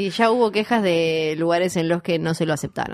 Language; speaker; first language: Spanish; native; Spanish